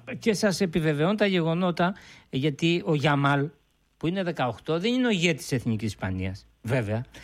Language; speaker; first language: Greek; native; Greek